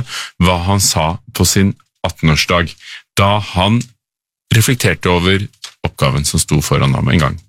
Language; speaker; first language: Norwegian; native; Norwegian